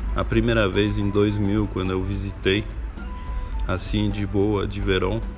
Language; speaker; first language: Portuguese; non-native, fluent; French